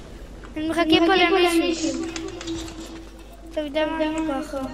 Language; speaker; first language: Hebrew; native; Hebrew